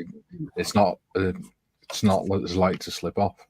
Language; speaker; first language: English; native; English